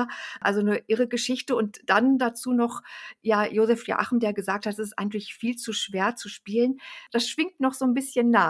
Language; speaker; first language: German; native; German